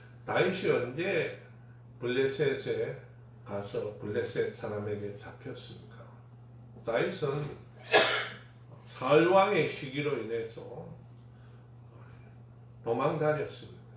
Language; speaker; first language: Korean; native; Korean